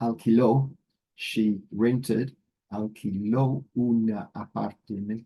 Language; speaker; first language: Spanish; non-native, learner; English